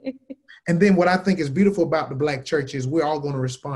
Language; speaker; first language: English; native; English